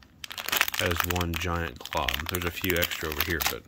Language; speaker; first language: English; native; English